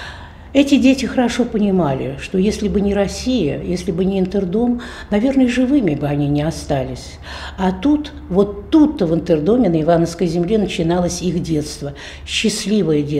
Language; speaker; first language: Russian; native; Russian